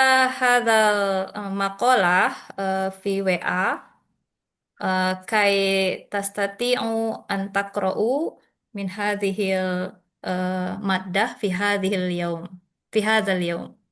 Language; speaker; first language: Arabic; non-native, learner; Indonesian